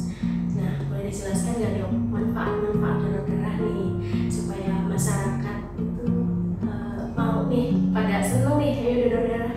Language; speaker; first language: Indonesian; native; Indonesian